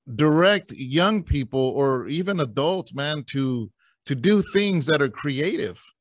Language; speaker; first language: English; native; English